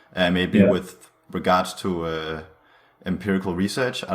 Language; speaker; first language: English; non-native, fluent; Danish